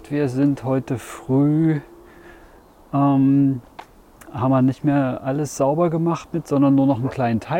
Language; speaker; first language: German; native; German